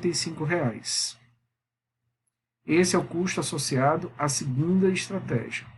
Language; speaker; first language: Portuguese; native; Portuguese